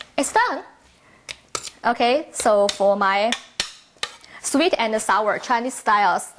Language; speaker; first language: English; non-native, learner; Chinese